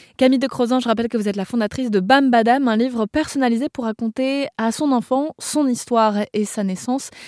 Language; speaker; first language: French; native; French